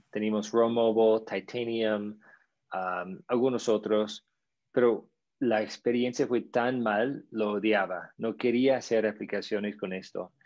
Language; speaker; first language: Spanish; non-native, fluent; English